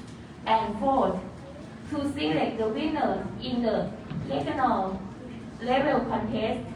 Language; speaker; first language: English; non-native, fluent; Thai